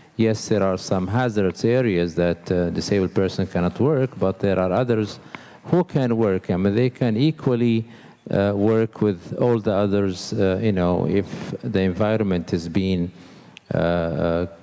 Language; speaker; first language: English; non-native, fluent; Arabic